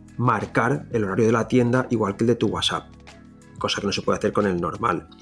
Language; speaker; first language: Spanish; non-native, local second language; Catalan